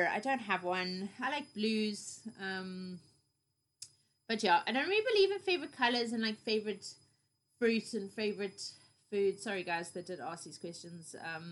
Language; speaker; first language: English; native; English